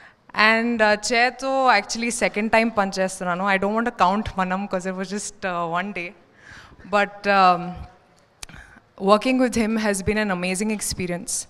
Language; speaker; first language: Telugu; non-native, fluent; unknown